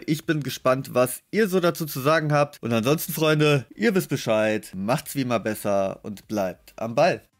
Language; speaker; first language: German; native; German